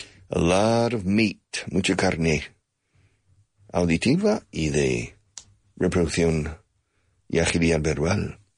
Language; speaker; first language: Spanish; non-native, fluent; English